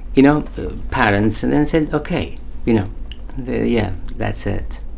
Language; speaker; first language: English; non-native, learner; Arabic